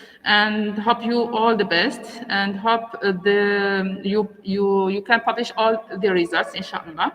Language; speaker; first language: English; non-native, learner; Arabic